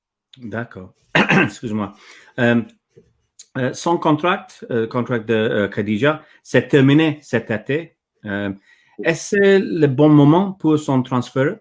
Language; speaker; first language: French; non-native, learner; English